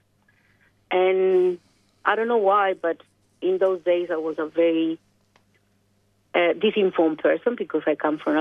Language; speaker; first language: English; non-native, fluent; Spanish